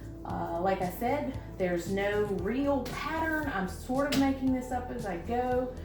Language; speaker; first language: English; native; English